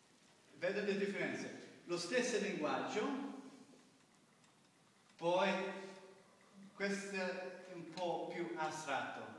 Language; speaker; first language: Italian; non-native, learner; English